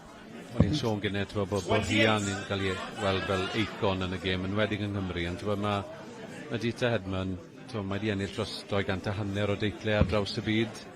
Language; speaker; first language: Welsh; native; Welsh